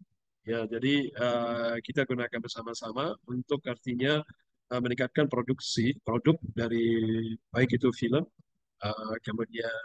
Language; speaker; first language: Indonesian; native; Indonesian